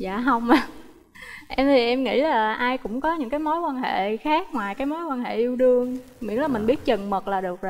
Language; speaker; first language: Vietnamese; native; Vietnamese